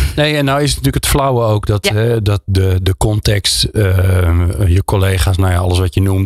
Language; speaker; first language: Dutch; native; Dutch